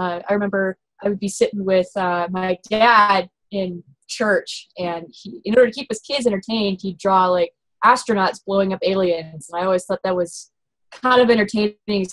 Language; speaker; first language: English; native; English